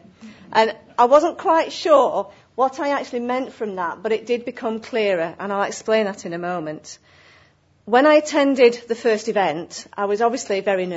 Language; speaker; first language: English; native; English